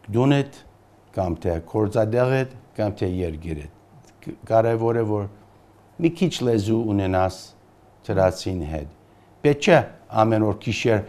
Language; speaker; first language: Armenian; early bilingual, heritage; Armenian